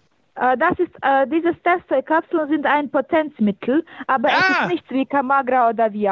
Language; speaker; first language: German; non-native, learner; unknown